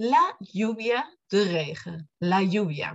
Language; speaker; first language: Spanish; non-native, fluent; Dutch